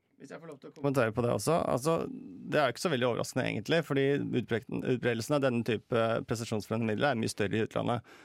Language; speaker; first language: Norwegian; native; Norwegian